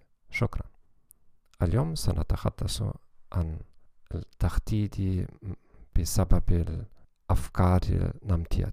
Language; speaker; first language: Arabic; non-native, learner; German